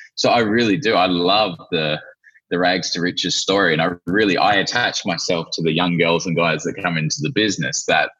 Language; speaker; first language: English; native; English